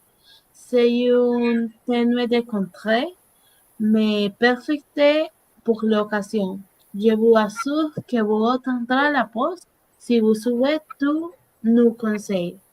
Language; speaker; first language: French; non-native, learner; Spanish